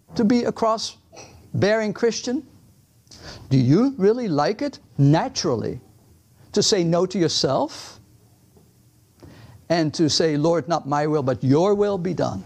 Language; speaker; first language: English; non-native, fluent; Dutch